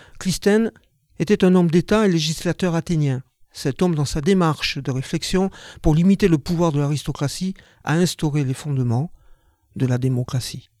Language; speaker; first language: French; native; French